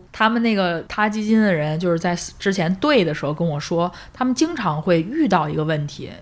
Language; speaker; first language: Chinese; native; Chinese